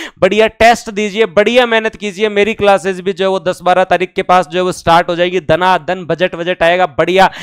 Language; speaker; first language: Hindi; native; Hindi